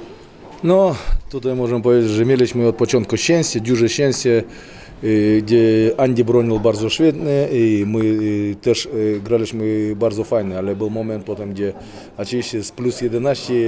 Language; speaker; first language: Polish; non-native, fluent; Russian